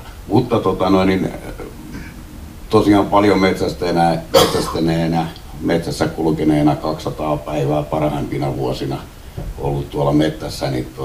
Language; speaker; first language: Finnish; native; Finnish